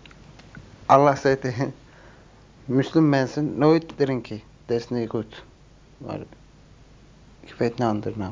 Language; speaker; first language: Dutch; non-native, learner; Turkish